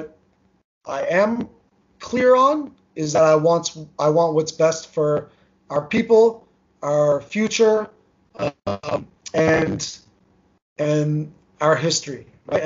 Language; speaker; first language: English; early bilingual, other home language; Armenian